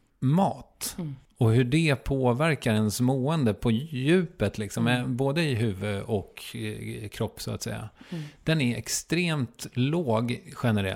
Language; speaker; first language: Swedish; native; Swedish